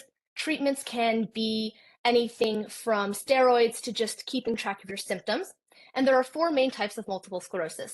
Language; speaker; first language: English; native; English